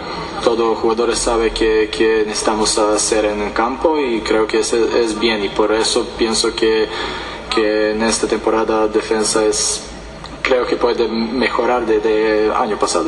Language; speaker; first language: Spanish; non-native, learner; Serbian